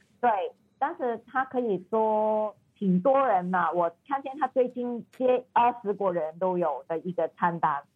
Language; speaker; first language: Chinese; non-native, fluent; Cantonese